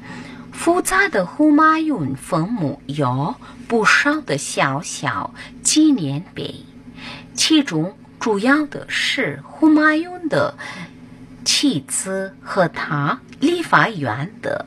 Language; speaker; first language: Chinese; non-native, fluent; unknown